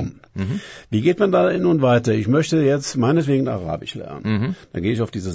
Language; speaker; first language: German; native; German